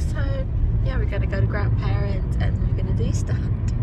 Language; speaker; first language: English; non-native, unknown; Japanese